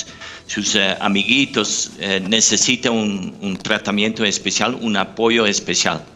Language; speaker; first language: Spanish; non-native, fluent; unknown